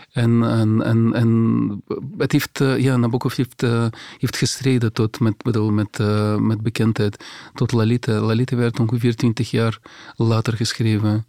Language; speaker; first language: Dutch; non-native, fluent; Russian